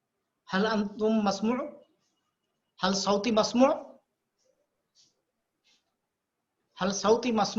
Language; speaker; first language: Arabic; non-native, fluent; Bangla